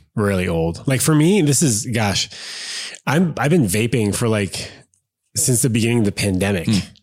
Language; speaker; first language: English; native; English